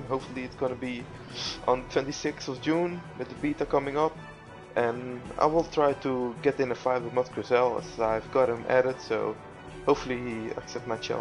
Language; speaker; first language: English; non-native, fluent; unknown